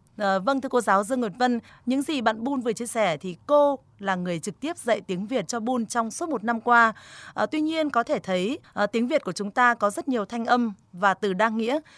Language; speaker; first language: Vietnamese; native; Vietnamese